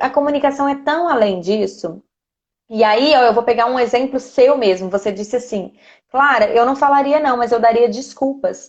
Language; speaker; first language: Portuguese; native; Portuguese